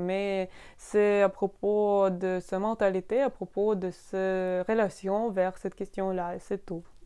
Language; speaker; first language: French; non-native, fluent; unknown